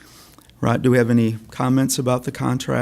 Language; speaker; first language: English; native; English